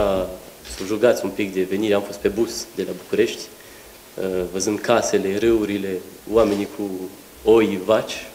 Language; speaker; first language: Romanian; non-native, local second language; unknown